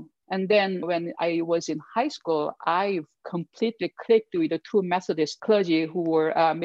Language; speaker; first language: English; non-native, fluent; Korean